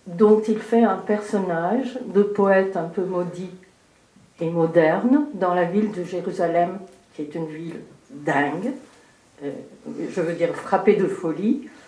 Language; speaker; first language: French; early bilingual, heritage; French